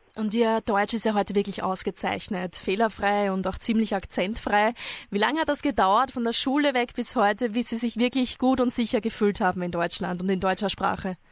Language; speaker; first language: German; native; German